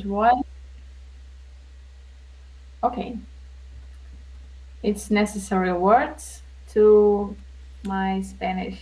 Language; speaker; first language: English; non-native, learner; Russian